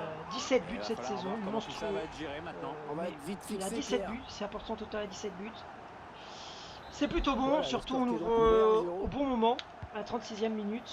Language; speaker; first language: French; native; French